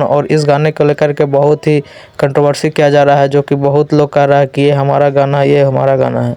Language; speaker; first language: Hindi; non-native, local second language; Bhojpuri